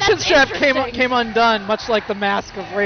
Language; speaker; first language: English; native; English